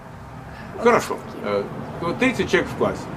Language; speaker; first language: Russian; native; Russian